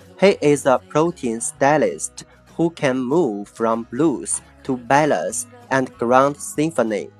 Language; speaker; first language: English; non-native, fluent; Chinese